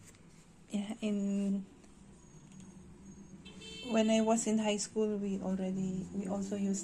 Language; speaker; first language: English; non-native, fluent; Filipino